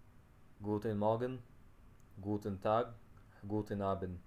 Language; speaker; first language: German; non-native, learner; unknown